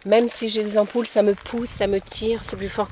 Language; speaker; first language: French; native; French